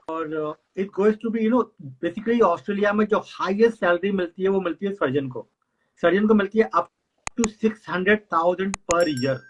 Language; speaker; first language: Hindi; native; Hindi